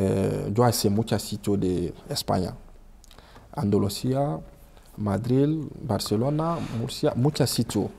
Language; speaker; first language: Spanish; non-native, learner; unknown